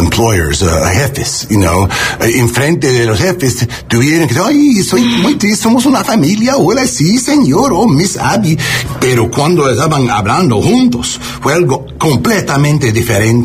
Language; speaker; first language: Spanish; non-native, learner; English